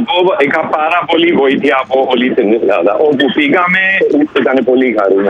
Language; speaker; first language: Greek; non-native, learner; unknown